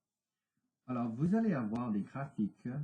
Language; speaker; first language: French; non-native, local second language; English